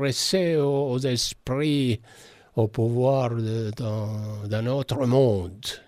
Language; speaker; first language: French; non-native, fluent; Estonian